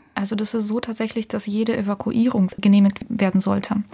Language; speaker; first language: German; non-native, fluent; Ukrainian